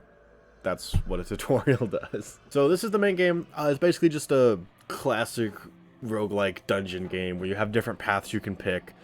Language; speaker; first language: English; native; English